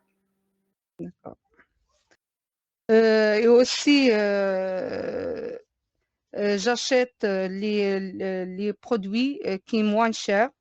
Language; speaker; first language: French; non-native, learner; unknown